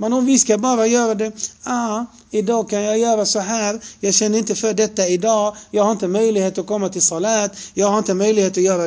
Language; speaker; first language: Swedish; non-native, fluent; Arabic